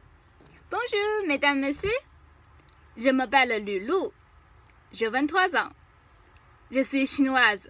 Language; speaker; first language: French; non-native, fluent; Chinese